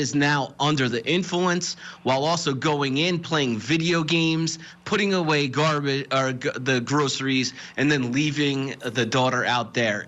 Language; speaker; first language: English; native; English